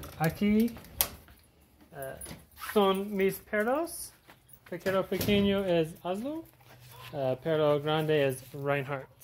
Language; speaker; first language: Spanish; non-native, learner; English